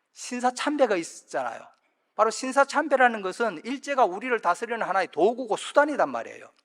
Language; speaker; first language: Korean; native; Korean